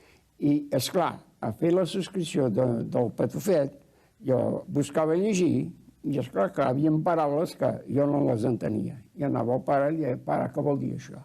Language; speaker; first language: Catalan; early bilingual, heritage; Catalan